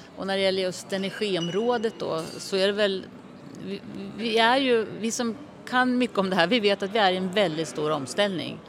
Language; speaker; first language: Swedish; native; Swedish